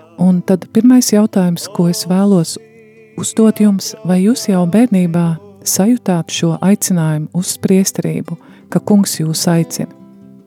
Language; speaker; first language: Latvian; native; Latvian